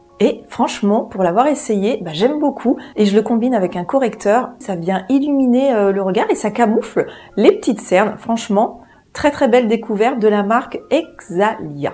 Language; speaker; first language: French; native; French